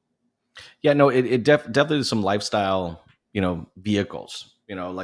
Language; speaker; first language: English; native; English